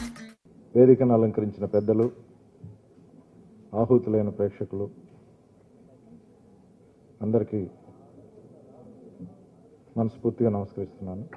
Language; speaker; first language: Telugu; native; Telugu